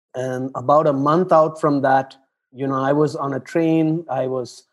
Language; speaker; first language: English; non-native, local second language; Tamil